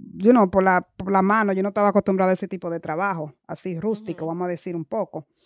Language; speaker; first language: English; non-native, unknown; Spanish